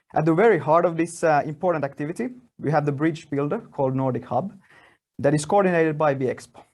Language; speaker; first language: English; non-native, fluent; Finnish